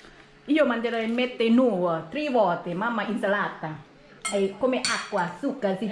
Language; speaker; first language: Italian; non-native, learner; Thai